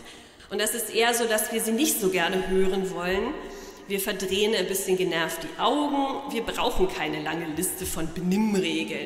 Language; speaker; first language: German; native; German